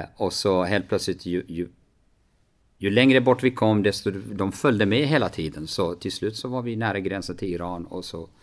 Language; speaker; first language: Swedish; early bilingual, other home language; Arabic